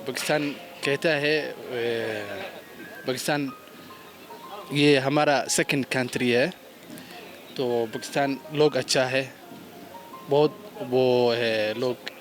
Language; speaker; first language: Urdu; non-native, learner; Somali